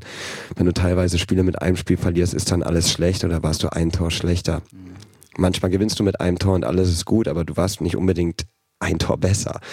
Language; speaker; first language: German; native; German